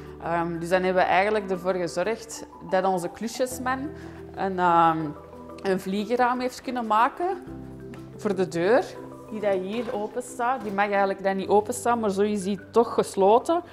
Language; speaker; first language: Dutch; native; Dutch